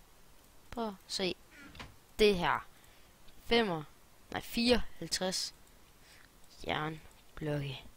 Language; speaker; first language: Danish; native; Danish